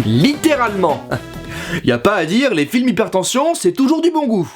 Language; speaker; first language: French; native; French